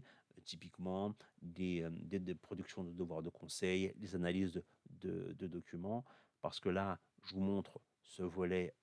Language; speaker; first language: French; native; French